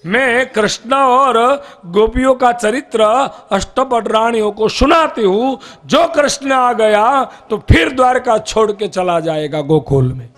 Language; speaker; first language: Hindi; non-native, local second language; Gujarati